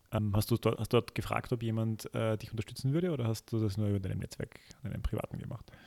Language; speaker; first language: German; native; German